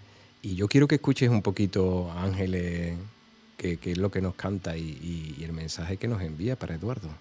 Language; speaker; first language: Spanish; native; Spanish